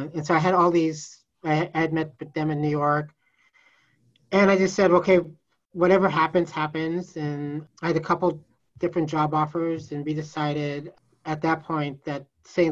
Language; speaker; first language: English; native; English